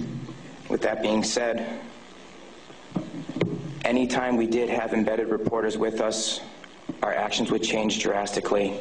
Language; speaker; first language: English; native; English